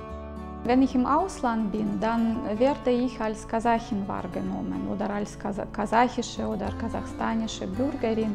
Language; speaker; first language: German; early bilingual, heritage; Russian